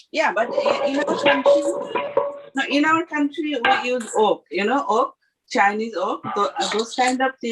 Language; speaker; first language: English; non-native, fluent; Bangla